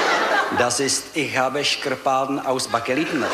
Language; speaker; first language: German; non-native, learner; Czech